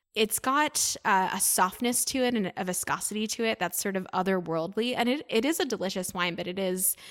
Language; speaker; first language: English; native; English